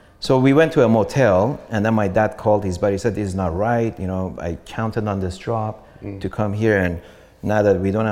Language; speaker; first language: English; non-native, fluent; Persian